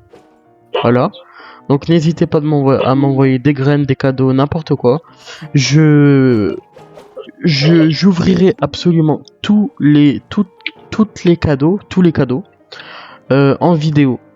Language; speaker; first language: French; native; French